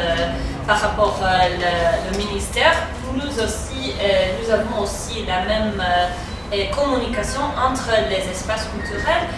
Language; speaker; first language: French; non-native, fluent; English